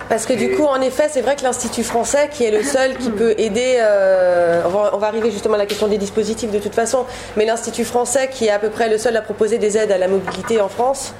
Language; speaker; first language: French; native; French